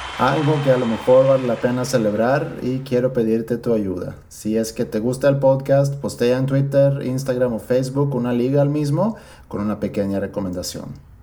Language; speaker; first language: Spanish; non-native, fluent; Swedish